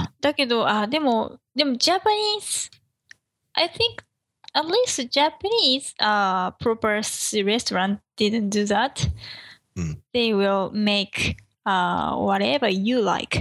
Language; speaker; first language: English; non-native, learner; Japanese